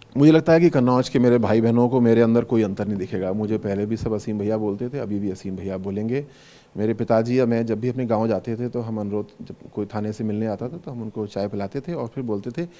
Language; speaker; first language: Hindi; native; Hindi